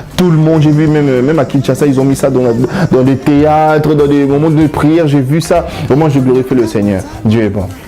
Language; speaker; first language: French; non-native, local second language; Lingala